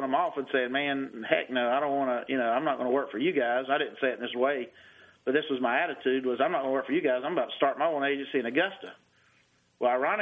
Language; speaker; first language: English; native; English